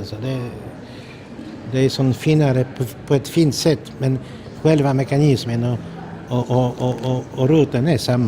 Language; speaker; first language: Swedish; non-native, fluent; Polish